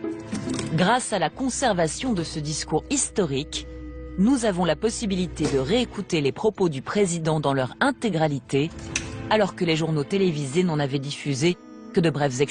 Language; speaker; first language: French; native; French